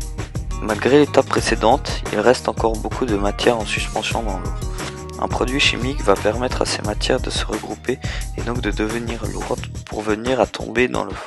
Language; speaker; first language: French; native; French